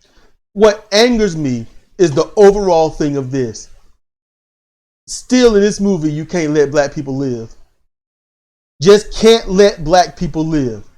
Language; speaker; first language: English; native; English